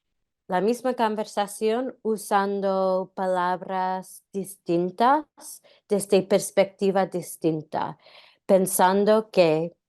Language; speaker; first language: Spanish; non-native, fluent; English